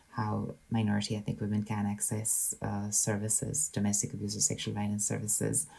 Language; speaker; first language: English; non-native, local second language; Hindi